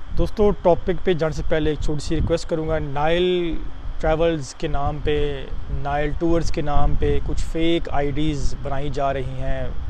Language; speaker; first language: Urdu; non-native, local second language; Punjabi